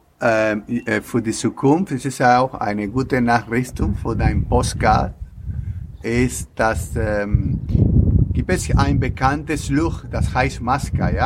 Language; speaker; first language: German; non-native, learner; Spanish